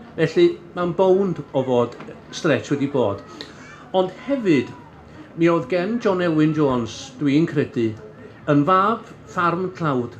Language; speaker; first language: Welsh; native; Welsh